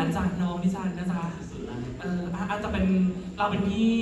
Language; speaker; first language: Thai; native; Thai